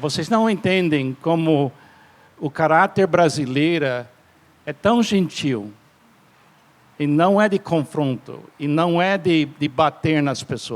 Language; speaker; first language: Portuguese; non-native, fluent; English